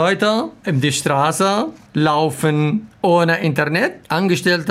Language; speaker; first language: German; non-native, learner; Arabic